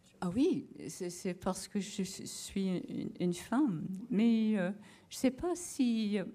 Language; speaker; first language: French; non-native, learner; English